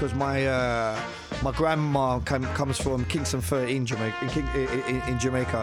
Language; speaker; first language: English; native; English